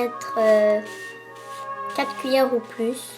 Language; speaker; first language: French; native; French